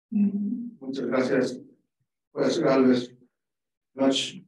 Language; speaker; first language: Spanish; early bilingual, other home language; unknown